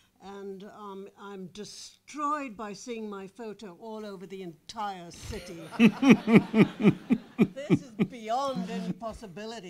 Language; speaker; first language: English; native; English